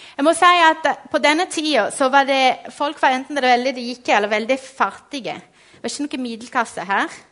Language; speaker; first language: Norwegian; non-native, fluent; Portuguese